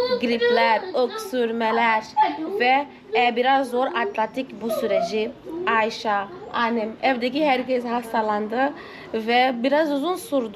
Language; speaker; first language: Turkish; non-native, fluent; Portuguese